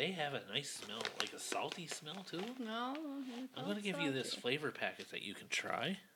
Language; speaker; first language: English; native; English